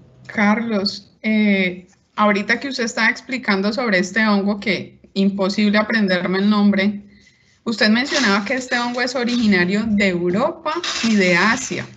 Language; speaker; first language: Spanish; native; Spanish